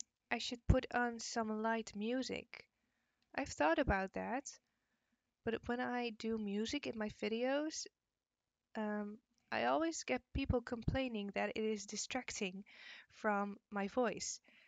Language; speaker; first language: English; non-native, fluent; Dutch